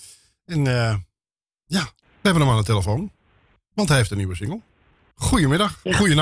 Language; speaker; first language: Dutch; native; Dutch